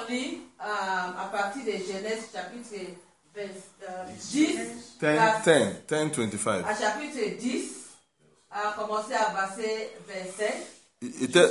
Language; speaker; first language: French; non-native, learner; Swahili